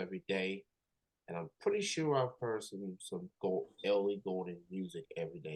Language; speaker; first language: English; native; English